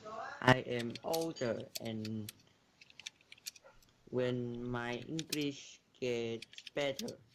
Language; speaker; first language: English; non-native, learner; Chinese